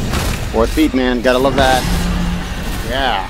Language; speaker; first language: English; native; English